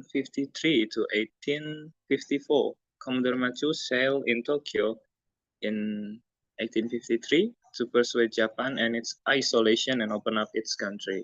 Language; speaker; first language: English; non-native, learner; Indonesian